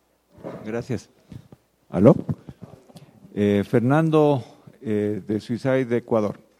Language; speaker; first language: Spanish; native; Spanish